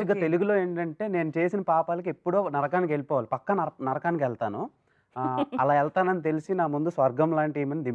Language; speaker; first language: Telugu; native; Telugu